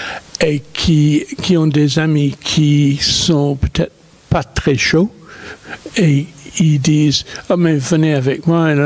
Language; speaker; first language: French; non-native, fluent; English